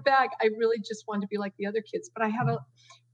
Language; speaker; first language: English; native; English